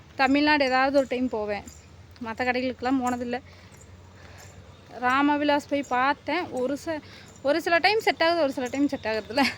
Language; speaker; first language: Tamil; native; Tamil